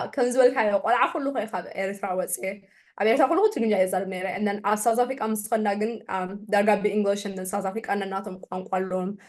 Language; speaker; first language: Tigrinya; early bilingual, heritage; Tigrinya